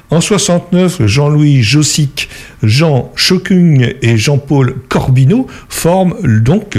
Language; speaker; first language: French; native; French